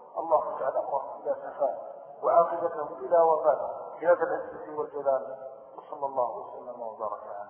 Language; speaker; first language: Arabic; native; Arabic